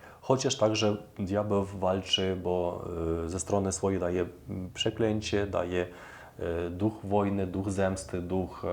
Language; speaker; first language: Polish; non-native, fluent; Ukrainian